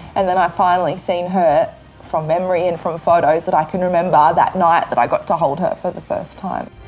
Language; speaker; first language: English; native; English